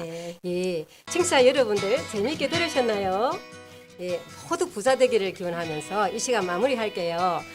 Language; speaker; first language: Korean; native; Korean